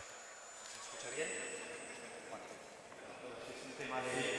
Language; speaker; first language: Spanish; native; Spanish